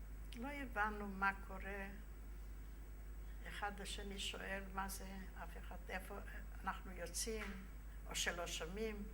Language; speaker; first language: Hebrew; non-native, fluent; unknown